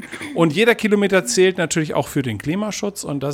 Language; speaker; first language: German; native; German